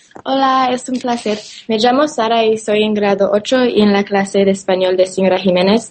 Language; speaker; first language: Spanish; non-native, learner; English